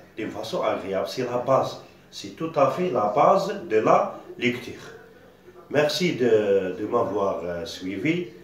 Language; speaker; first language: French; non-native, local second language; Arabic